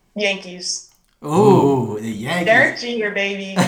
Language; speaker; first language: English; native; English